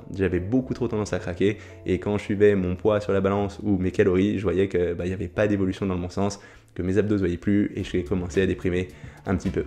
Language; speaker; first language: French; native; French